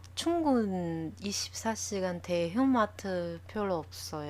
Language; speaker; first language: Korean; non-native, learner; Chinese